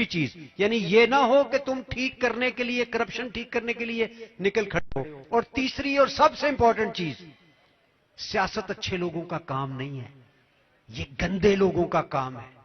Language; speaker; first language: Urdu; native; Urdu